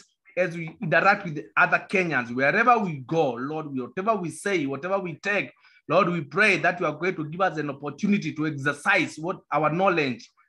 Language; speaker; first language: English; non-native, local second language; Kamba